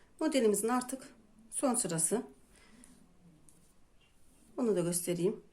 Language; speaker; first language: Turkish; native; Turkish